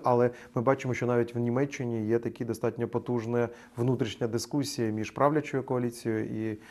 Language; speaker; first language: Ukrainian; native; Ukrainian